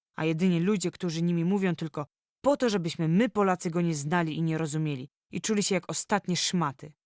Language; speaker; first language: Polish; native; Polish